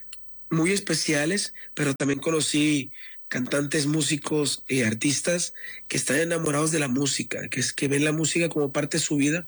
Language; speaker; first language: Spanish; native; Spanish